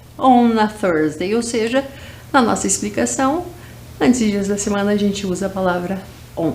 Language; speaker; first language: Portuguese; native; Portuguese